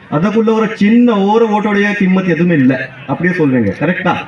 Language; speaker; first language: Tamil; non-native, learner; Marathi